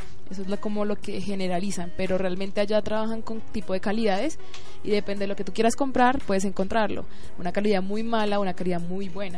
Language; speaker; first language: Spanish; native; Spanish